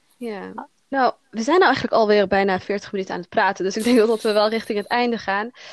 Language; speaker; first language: Dutch; early bilingual, other home language; Somali